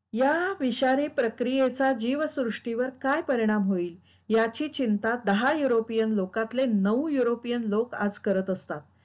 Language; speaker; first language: Marathi; native; Marathi